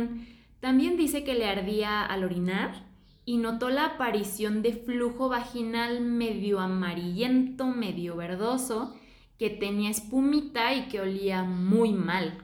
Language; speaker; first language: Spanish; native; Spanish